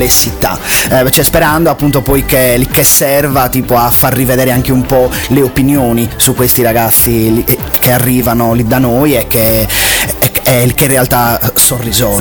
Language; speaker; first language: Italian; native; Italian